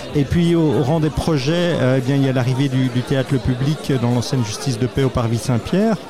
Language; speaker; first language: French; native; French